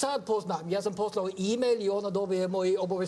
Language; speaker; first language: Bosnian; non-native, fluent; Norwegian